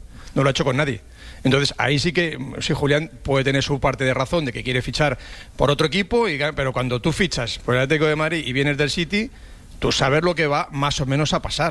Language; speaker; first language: Spanish; native; Spanish